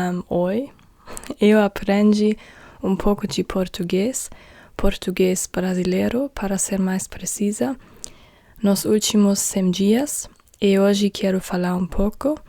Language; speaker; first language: Portuguese; non-native, learner; German